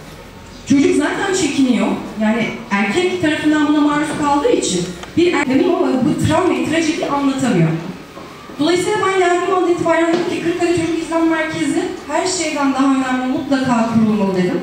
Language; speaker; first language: Turkish; native; Turkish